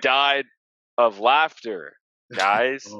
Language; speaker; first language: English; native; English